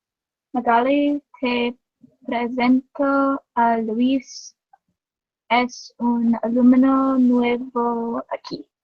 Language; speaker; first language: Spanish; non-native, learner; English